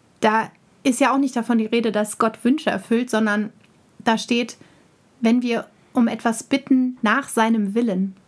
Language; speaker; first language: German; native; German